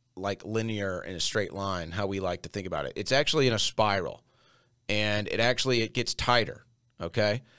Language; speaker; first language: English; native; English